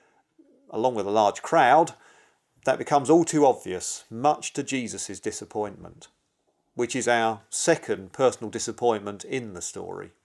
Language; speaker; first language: English; native; English